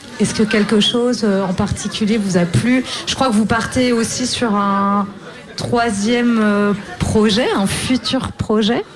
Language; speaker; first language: French; native; French